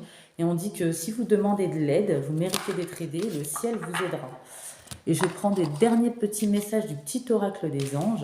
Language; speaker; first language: French; native; French